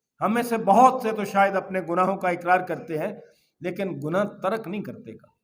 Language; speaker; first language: Urdu; non-native, local second language; Punjabi